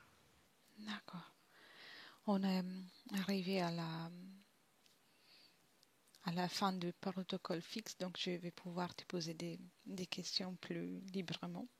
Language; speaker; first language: French; non-native, fluent; Italian